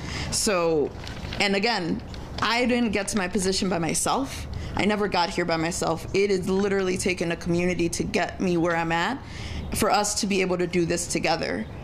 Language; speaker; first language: English; early bilingual, other home language; Spanish